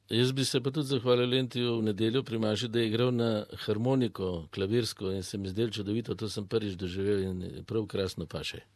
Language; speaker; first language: Slovenian; native; Slovenian